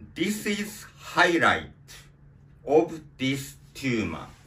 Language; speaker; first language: English; non-native, learner; Japanese